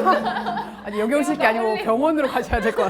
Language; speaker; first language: Korean; native; Korean